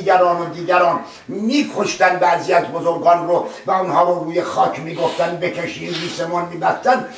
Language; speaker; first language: Persian; native; Persian